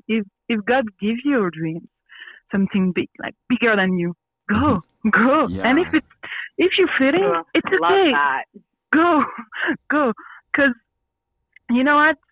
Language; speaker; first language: English; non-native, learner; French